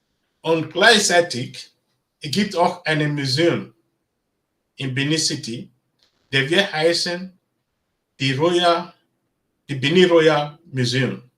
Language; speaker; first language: German; non-native, learner; Bini